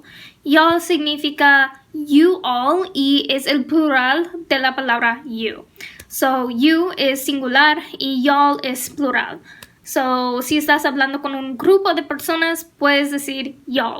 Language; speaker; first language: Spanish; non-native, fluent; English